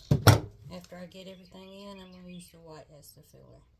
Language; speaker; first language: English; native; English